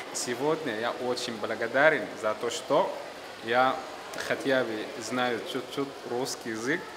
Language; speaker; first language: Russian; non-native, learner; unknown